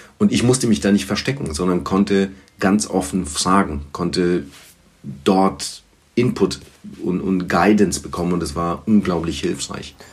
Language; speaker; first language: German; early bilingual, other home language; Bulgarian